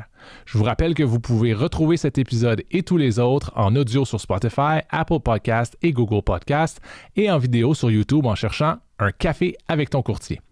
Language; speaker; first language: French; native; French